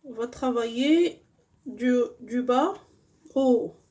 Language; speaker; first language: French; non-native, local second language; Arabic